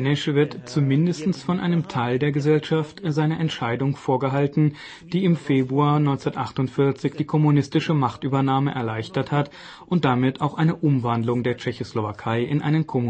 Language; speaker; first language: German; native; German